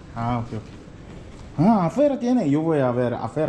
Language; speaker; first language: Spanish; non-native, learner; Korean